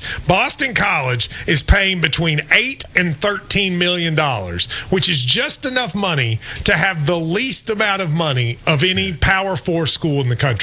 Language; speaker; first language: English; native; English